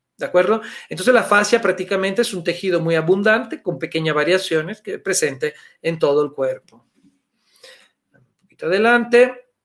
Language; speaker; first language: Spanish; non-native, fluent; Italian